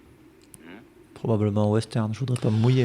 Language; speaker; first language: French; native; French